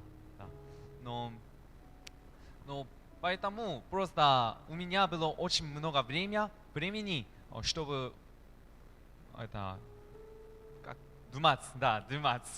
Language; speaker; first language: Russian; non-native, learner; Korean